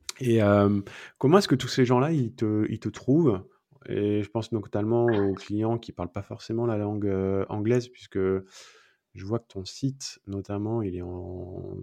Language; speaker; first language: French; native; French